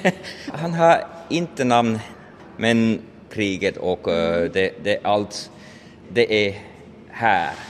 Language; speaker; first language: Swedish; non-native, learner; Finnish